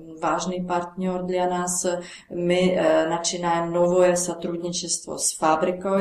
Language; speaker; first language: Russian; non-native, learner; Czech